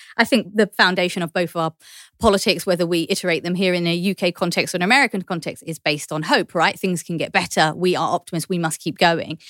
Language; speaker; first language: English; native; English